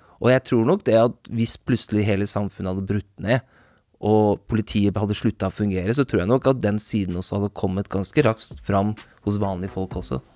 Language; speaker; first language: Norwegian; native; Norwegian